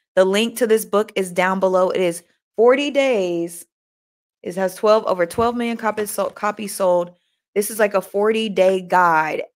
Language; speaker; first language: English; native; English